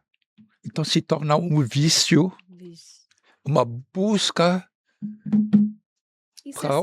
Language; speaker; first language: Portuguese; non-native, fluent; Arabic